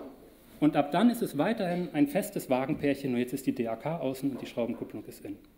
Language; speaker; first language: German; native; German